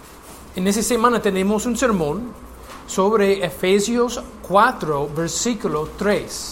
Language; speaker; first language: Spanish; non-native, learner; English